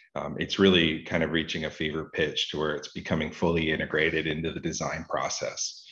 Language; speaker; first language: English; native; English